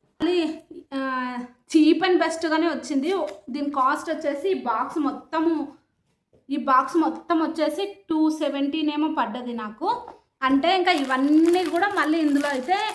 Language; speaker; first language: Telugu; native; Telugu